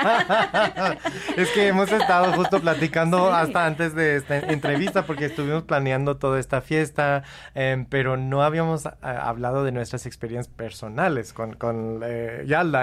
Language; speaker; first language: Spanish; early bilingual, heritage; Spanish